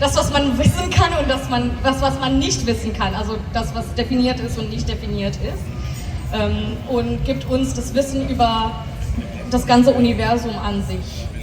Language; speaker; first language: German; non-native, fluent; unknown